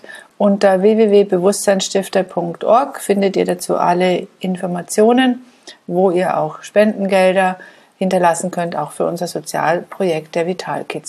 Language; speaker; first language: German; native; German